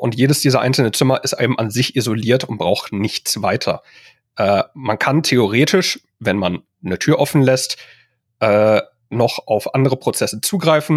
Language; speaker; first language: German; native; German